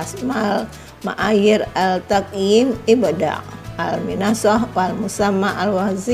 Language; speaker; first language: Arabic; non-native, fluent; Indonesian